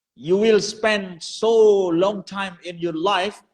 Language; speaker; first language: English; non-native, learner; Indonesian